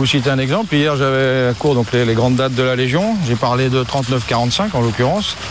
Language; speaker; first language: French; native; French